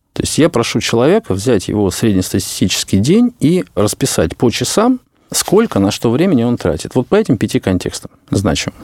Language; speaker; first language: Russian; native; Russian